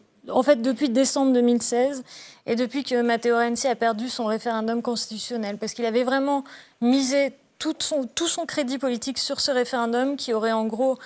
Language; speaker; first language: French; native; French